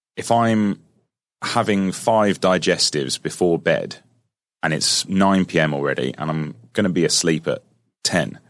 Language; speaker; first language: English; native; English